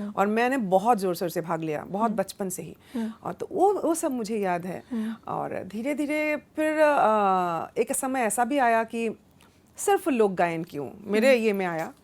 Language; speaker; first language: Hindi; non-native, local second language; Assamese